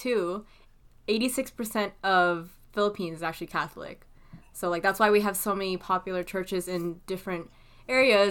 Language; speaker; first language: English; non-native, local second language; Filipino